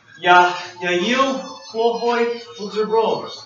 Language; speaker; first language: Russian; non-native, learner; English